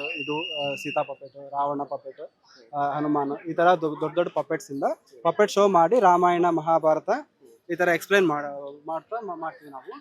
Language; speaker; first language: Kannada; non-native, local second language; Telugu